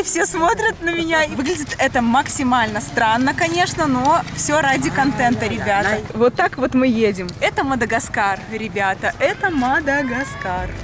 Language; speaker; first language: Russian; native; Russian